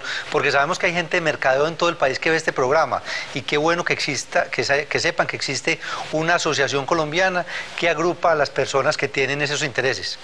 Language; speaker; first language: Spanish; native; Spanish